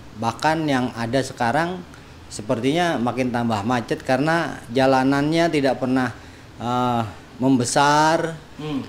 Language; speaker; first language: Indonesian; native; Indonesian